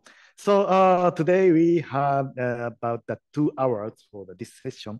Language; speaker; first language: English; non-native, learner; Japanese